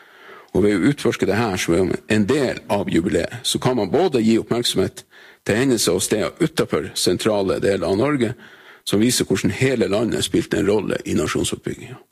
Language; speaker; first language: Norwegian; native; Norwegian